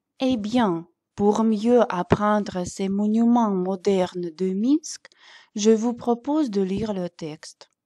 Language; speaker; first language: French; non-native, fluent; Russian